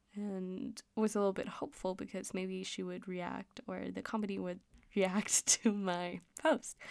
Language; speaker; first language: English; non-native, fluent; Danish